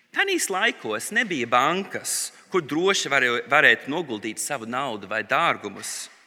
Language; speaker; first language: Latvian; early bilingual, heritage; Latvian